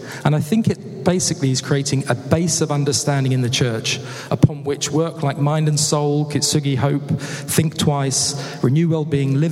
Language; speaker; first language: English; native; English